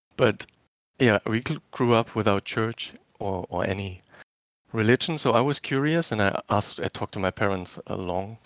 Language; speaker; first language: English; non-native, fluent; German